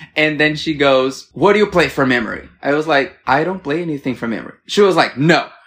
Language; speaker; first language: English; non-native, fluent; Portuguese